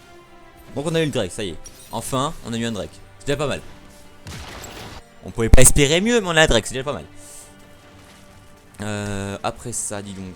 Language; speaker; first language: French; native; French